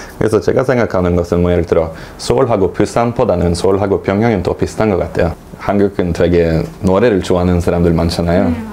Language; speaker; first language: Korean; non-native, fluent; Norwegian